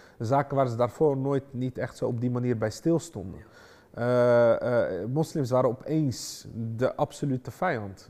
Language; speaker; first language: Dutch; early bilingual, other home language; Arabic